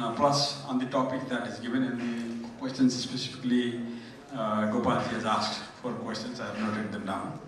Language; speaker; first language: English; non-native, local second language; Nepali